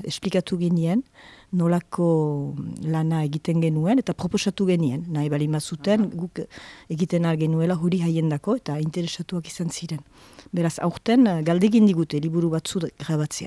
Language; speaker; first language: Basque; native; Basque